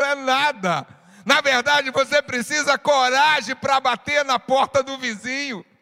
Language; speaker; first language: Portuguese; native; Portuguese